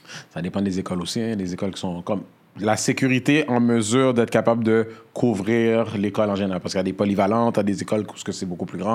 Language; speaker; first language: French; native; French